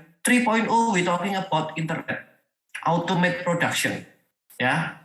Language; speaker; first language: English; non-native, learner; Indonesian